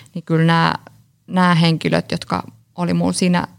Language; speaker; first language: Finnish; native; Finnish